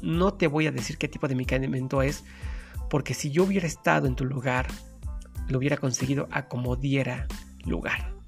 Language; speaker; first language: Spanish; native; Spanish